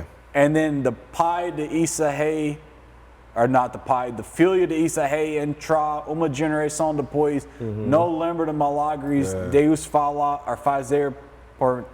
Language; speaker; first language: Portuguese; non-native, learner; English